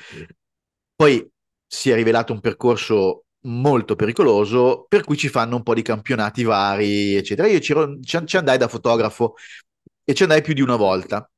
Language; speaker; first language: Italian; native; Italian